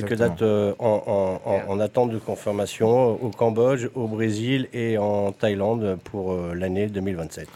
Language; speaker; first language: French; native; French